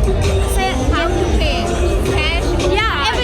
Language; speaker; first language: English; non-native, learner; Vietnamese